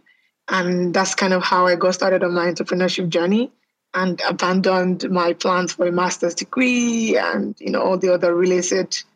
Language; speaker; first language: English; non-native, local second language; Yoruba